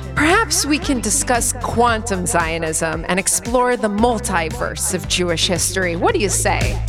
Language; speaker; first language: English; native; English